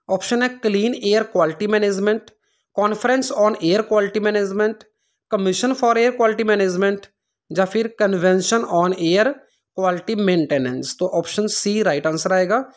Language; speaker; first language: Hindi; non-native, local second language; Punjabi